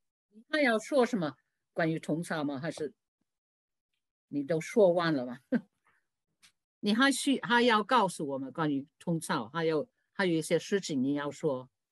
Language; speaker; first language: Chinese; non-native, fluent; English